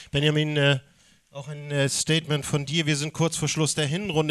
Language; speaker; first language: German; native; German